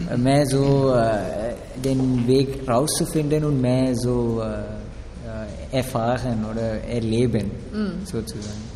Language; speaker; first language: German; non-native, learner; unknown